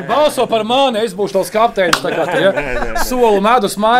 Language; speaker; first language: Latvian; native; Latvian